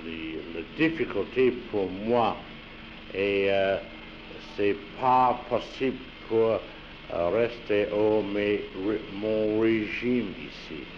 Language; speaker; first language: French; non-native, learner; English